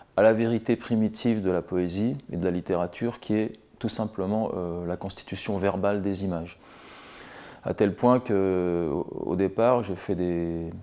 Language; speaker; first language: French; native; French